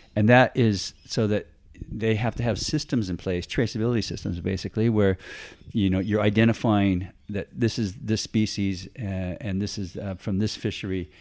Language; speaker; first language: English; native; English